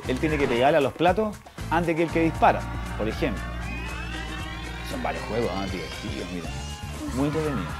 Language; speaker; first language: Spanish; native; Spanish